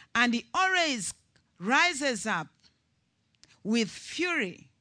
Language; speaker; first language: English; non-native, local second language; Ganda